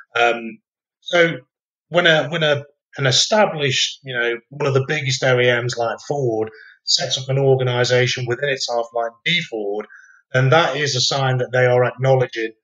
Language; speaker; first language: English; native; English